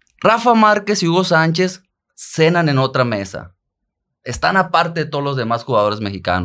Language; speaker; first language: Spanish; native; Spanish